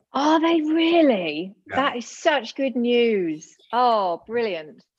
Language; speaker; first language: English; native; English